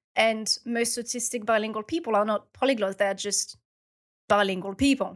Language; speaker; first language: English; non-native, fluent; French